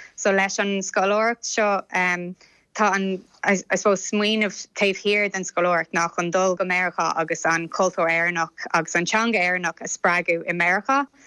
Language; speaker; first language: Irish; non-native, local second language; English